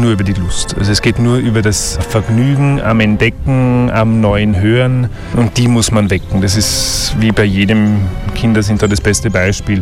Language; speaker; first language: German; native; German